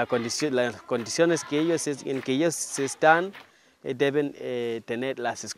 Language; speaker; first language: Spanish; non-native, fluent; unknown